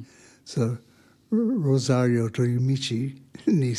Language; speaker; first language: Japanese; non-native, learner; English